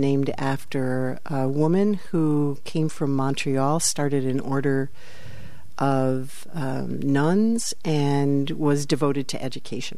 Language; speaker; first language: English; native; English